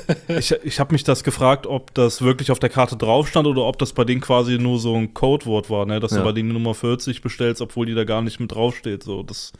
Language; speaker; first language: German; native; German